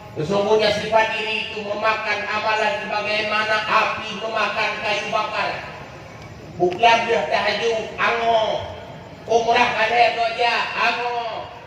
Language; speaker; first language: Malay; non-native, local second language; Achinese